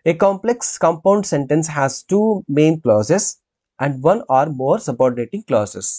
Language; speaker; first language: English; non-native, local second language; Telugu